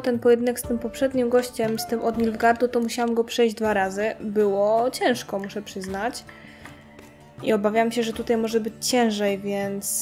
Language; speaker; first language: Polish; native; Polish